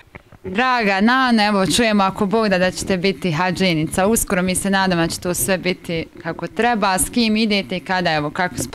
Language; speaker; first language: Croatian; native; Croatian